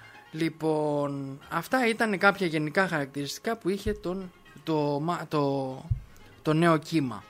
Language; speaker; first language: Greek; native; Greek